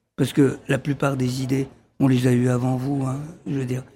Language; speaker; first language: French; early bilingual, other home language; Arabic